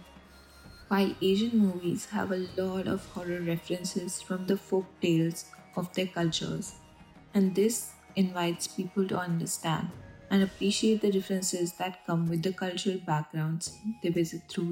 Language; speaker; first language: English; non-native, local second language; Hindi